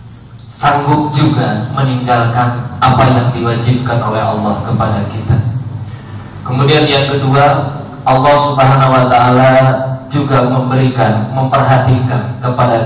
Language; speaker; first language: Indonesian; native; Indonesian